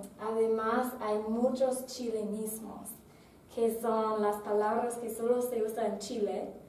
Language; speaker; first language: Spanish; non-native, fluent; English